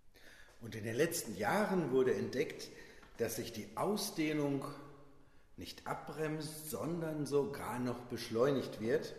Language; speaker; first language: German; native; German